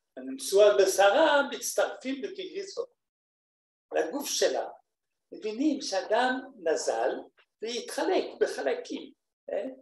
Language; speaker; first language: Hebrew; non-native, fluent; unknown